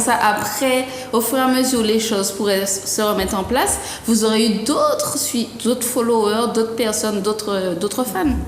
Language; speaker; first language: French; native; French